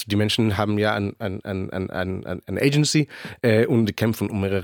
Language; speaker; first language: German; non-native, fluent; Hebrew